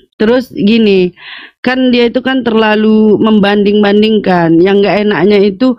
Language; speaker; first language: Indonesian; native; Indonesian